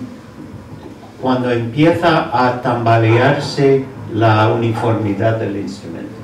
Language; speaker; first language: Spanish; non-native, fluent; English